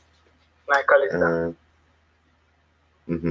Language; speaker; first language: Greek; non-native, learner; Spanish